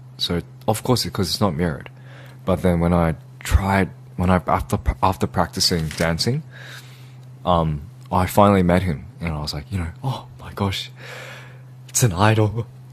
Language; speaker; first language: English; early bilingual, other home language; Korean